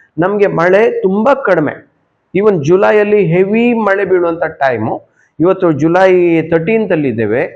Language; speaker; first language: Kannada; non-native, local second language; Konkani